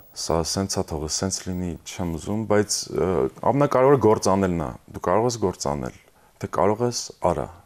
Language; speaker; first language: Armenian; early bilingual, heritage; Armenian